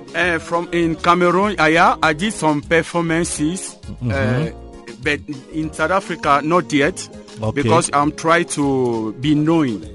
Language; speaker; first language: English; non-native, local second language; French